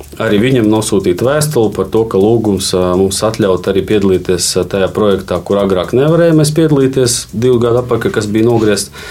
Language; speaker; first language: Latvian; non-native, local second language; Russian